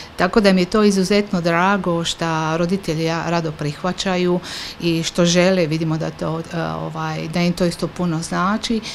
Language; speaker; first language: Croatian; native; Croatian